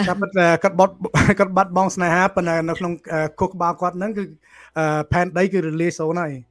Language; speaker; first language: Khmer; early bilingual, heritage; Khmer